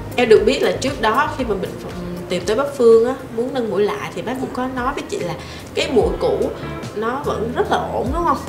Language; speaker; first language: Vietnamese; native; Vietnamese